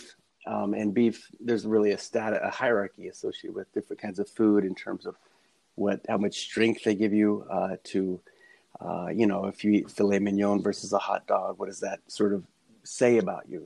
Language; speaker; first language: English; native; English